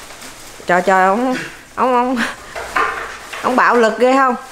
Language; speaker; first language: Vietnamese; native; Vietnamese